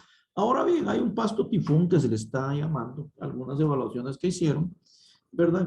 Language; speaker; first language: Spanish; native; Spanish